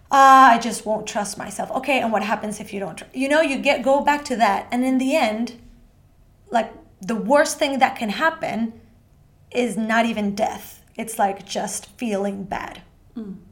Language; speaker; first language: English; non-native, fluent; Spanish